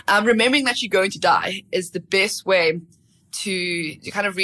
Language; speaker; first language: English; native; English